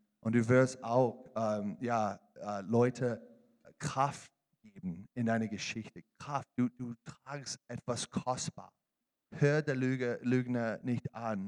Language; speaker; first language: German; non-native, learner; English